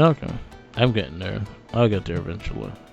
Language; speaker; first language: English; native; English